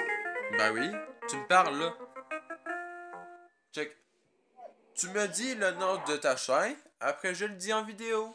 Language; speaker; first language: French; native; French